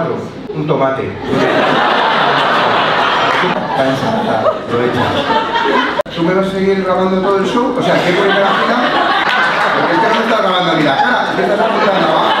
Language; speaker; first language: Spanish; native; Spanish